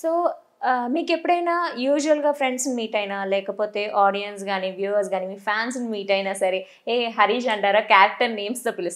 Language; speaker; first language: Telugu; native; Telugu